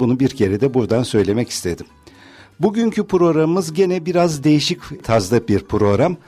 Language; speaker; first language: Turkish; native; Turkish